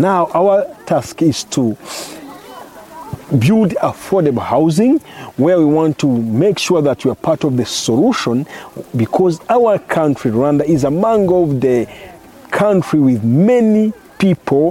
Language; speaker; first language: English; non-native, local second language; Kinyarwanda